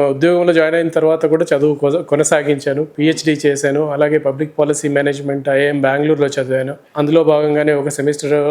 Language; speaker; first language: Telugu; native; Telugu